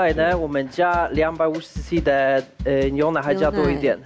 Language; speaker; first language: Chinese; non-native, fluent; Polish